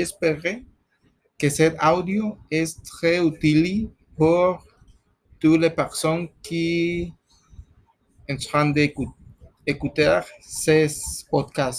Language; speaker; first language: Spanish; non-native, learner; French